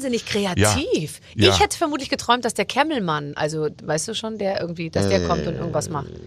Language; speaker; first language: German; native; German